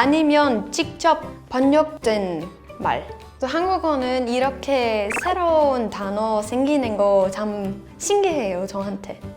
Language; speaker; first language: Korean; non-native, fluent; Danish